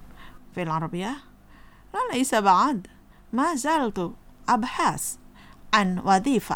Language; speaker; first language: Arabic; non-native, fluent; Indonesian